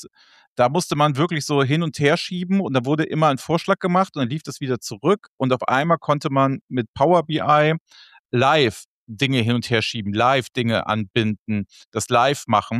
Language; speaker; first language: German; native; German